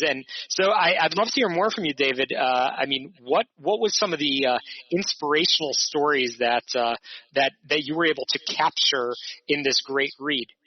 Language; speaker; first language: English; native; English